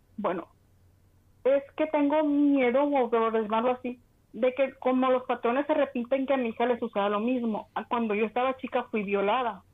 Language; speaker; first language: Spanish; native; Spanish